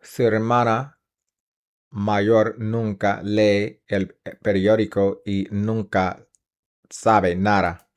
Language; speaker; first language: Spanish; non-native, learner; English